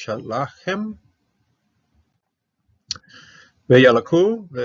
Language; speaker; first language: Hebrew; non-native, fluent; English